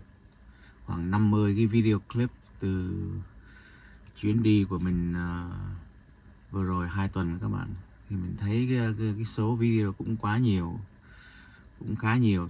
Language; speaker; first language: Vietnamese; early bilingual, heritage; Vietnamese